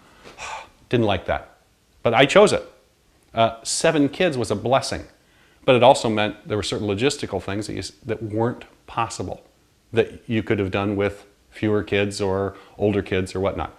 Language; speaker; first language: English; native; English